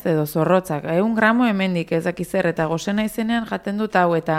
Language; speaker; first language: Basque; native; Basque